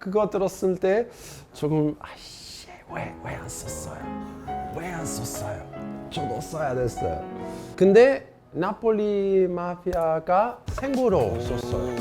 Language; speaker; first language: Korean; non-native, fluent; Italian